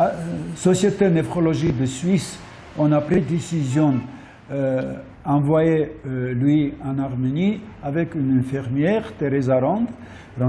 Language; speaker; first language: French; non-native, fluent; Armenian